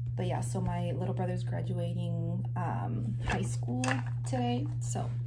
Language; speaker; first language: English; early bilingual, other home language; Spanish